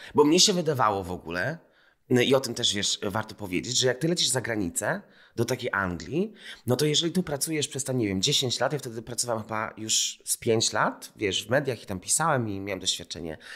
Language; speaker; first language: Polish; native; Polish